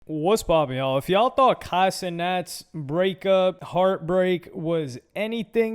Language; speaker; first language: English; native; English